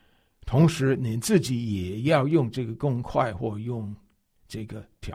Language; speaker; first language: Chinese; non-native, fluent; English